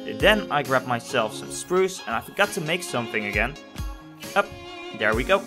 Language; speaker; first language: English; non-native, fluent; Dutch